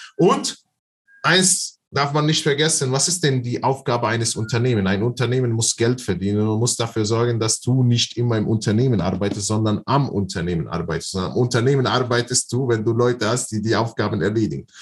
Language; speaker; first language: German; non-native, fluent; Arabic